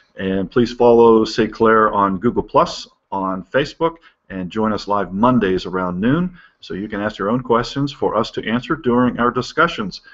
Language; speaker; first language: English; native; English